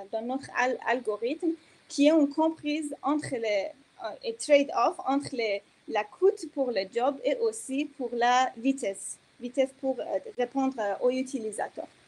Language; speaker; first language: French; non-native, fluent; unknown